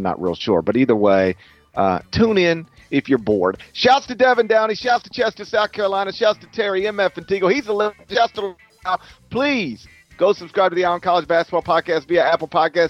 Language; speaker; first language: English; native; English